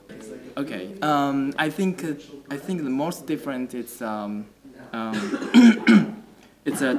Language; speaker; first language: English; non-native, learner; Chinese